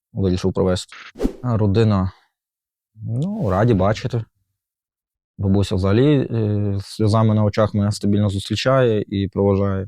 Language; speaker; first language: Ukrainian; native; Ukrainian